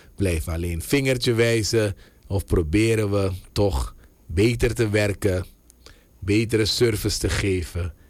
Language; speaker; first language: Dutch; native; Dutch